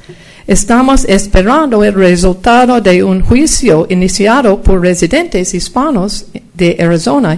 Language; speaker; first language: Spanish; non-native, fluent; English